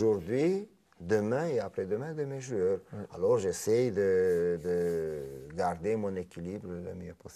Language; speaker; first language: French; non-native, fluent; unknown